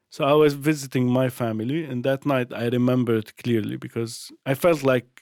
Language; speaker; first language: English; non-native, fluent; Arabic